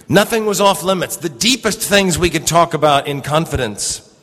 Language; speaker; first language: English; native; English